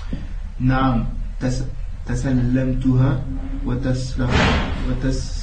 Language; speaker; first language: Arabic; non-native, learner; French